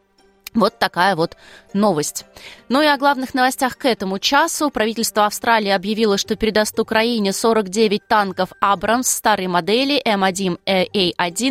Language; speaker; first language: Russian; native; Russian